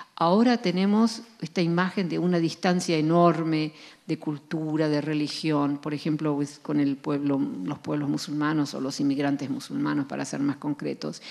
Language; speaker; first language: Spanish; non-native, fluent; Dutch